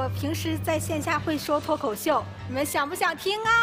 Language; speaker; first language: Chinese; native; Chinese